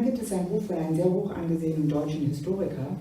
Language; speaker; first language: German; native; German